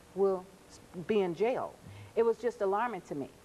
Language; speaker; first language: English; native; English